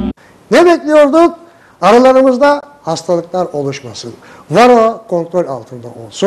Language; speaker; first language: Turkish; native; Turkish